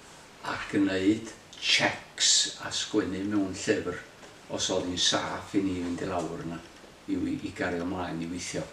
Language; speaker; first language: Welsh; native; Welsh